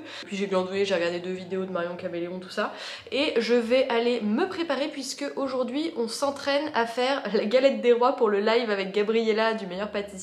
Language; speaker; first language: French; native; French